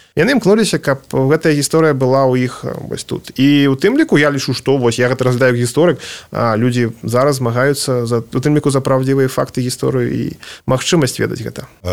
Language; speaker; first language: Belarusian; non-native, local second language; Russian